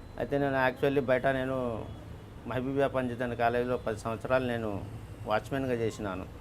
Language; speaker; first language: Telugu; non-native, local second language; Urdu